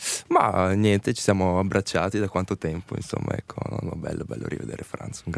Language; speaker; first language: Italian; early bilingual, other home language; Russian